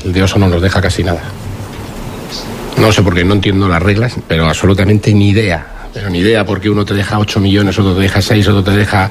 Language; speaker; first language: Spanish; native; Spanish